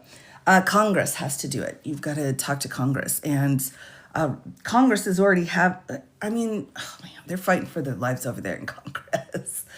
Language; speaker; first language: English; native; English